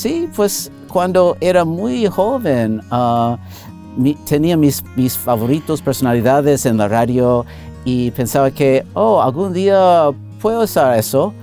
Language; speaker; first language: Spanish; non-native, fluent; English